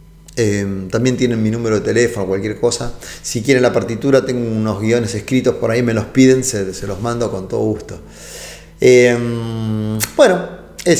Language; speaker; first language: Spanish; native; Spanish